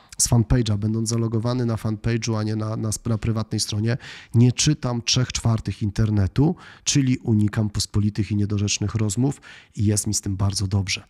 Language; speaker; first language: Polish; native; Polish